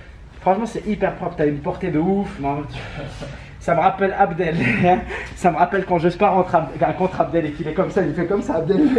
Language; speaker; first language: French; native; French